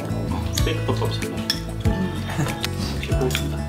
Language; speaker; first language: Korean; native; Korean